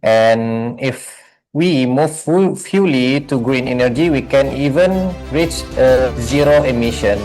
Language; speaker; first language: English; non-native, learner; Indonesian